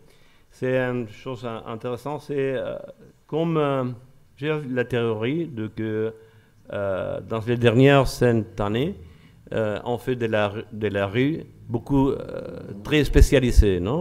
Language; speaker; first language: French; non-native, learner; Spanish